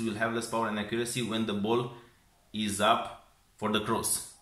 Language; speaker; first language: English; non-native, learner; Romanian